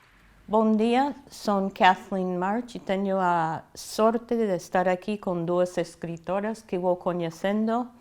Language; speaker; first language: Galician; non-native, fluent; English